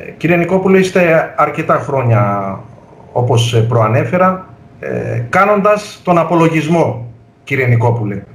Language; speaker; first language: Greek; native; Greek